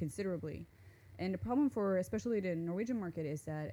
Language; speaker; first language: English; non-native, fluent; Norwegian